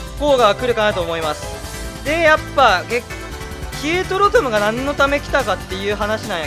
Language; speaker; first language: Japanese; native; Japanese